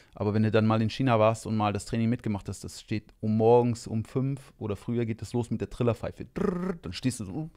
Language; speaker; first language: German; native; German